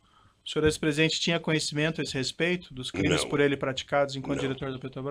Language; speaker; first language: Portuguese; native; Portuguese